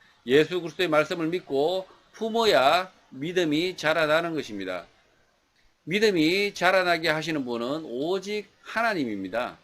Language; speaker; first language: Korean; native; Korean